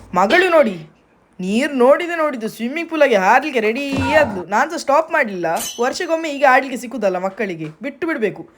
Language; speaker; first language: Kannada; native; Kannada